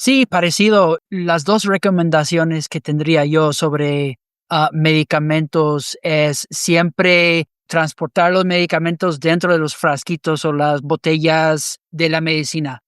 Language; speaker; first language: Spanish; non-native, fluent; English